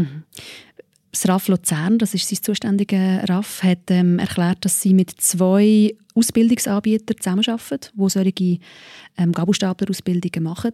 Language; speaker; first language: German; native; German